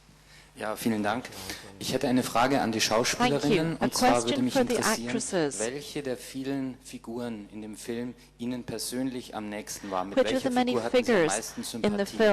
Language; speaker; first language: German; native; German